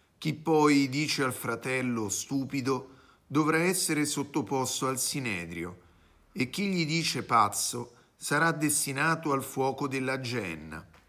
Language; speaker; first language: Italian; native; Italian